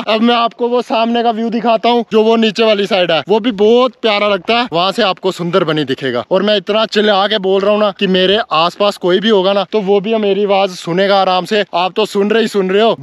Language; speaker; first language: Hindi; native; Hindi